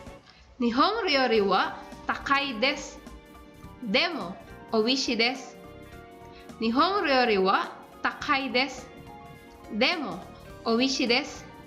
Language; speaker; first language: Japanese; non-native, fluent; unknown